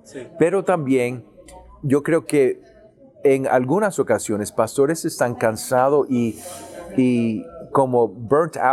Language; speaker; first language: Spanish; early bilingual, heritage; English